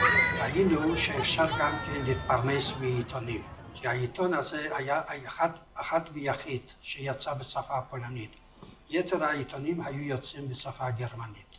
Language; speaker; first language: Hebrew; non-native, fluent; Yiddish